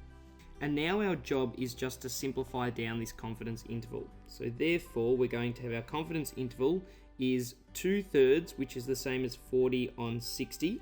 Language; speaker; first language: English; native; English